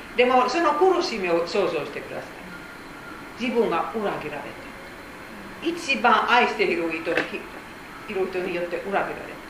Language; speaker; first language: Japanese; non-native, fluent; Finnish